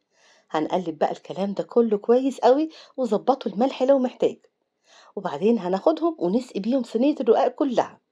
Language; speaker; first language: Arabic; native; Arabic